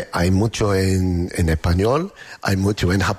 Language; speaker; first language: Spanish; non-native, learner; English